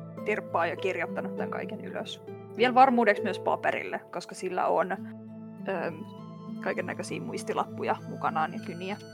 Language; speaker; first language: Finnish; native; Finnish